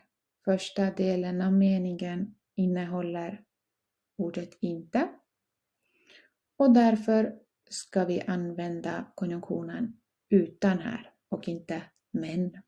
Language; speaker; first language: Swedish; non-native, fluent; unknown